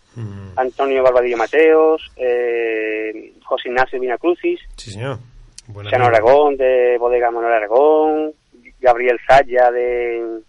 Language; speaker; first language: Spanish; native; Spanish